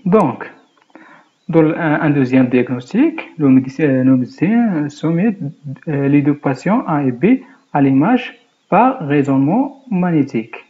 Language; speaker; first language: French; non-native, local second language; Arabic